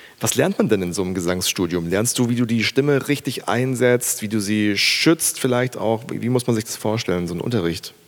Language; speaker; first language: German; native; German